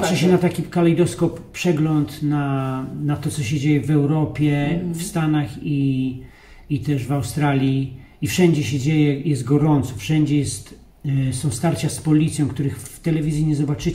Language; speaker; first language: Polish; native; Polish